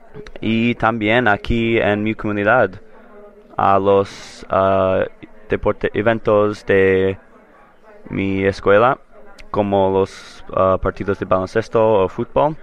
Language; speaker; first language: Spanish; non-native, learner; English